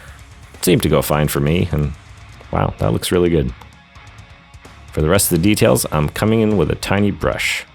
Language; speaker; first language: English; native; English